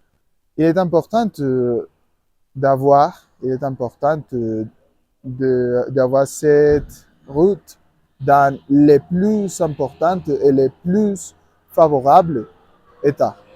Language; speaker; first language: French; non-native, learner; Spanish